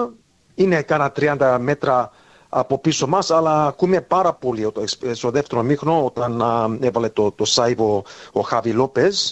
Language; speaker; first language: Greek; early bilingual, heritage; Greek